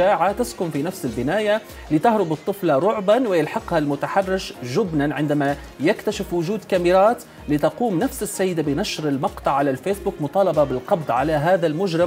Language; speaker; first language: Arabic; native; Arabic